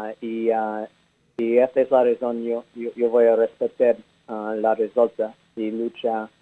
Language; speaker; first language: Spanish; early bilingual, heritage; English